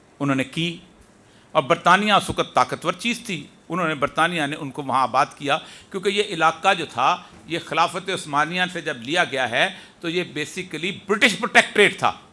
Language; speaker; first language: Urdu; non-native, local second language; Punjabi